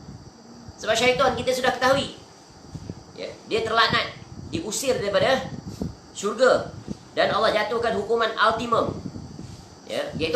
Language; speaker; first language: Malay; native; Malay